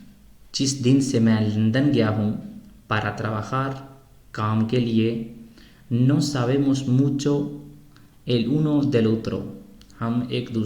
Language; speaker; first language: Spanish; non-native, fluent; Urdu